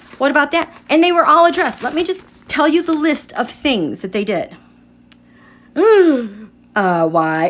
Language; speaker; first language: English; native; English